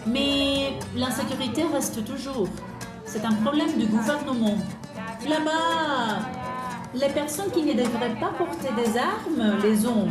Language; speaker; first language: French; non-native, fluent; Spanish